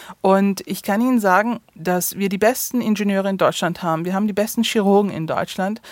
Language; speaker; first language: German; early bilingual, other home language; Turkish